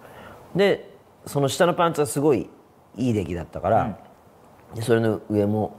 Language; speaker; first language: Japanese; native; Japanese